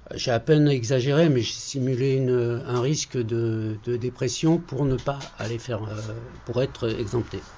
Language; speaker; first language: French; native; French